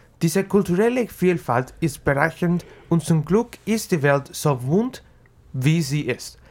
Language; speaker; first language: German; non-native, learner; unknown